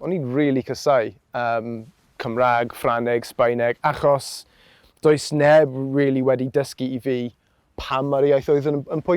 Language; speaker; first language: Welsh; non-native, local second language; English